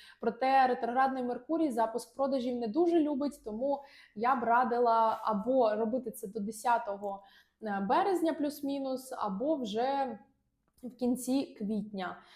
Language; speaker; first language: Ukrainian; native; Ukrainian